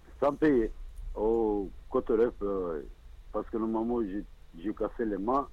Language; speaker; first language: French; non-native, learner; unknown